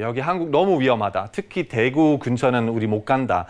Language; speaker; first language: Korean; non-native, fluent; German